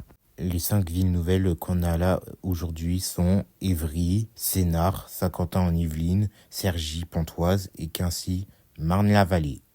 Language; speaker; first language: French; native; French